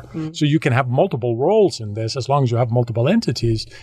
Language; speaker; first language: English; non-native, fluent; Danish